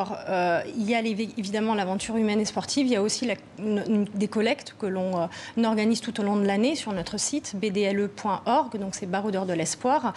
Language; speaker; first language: French; native; French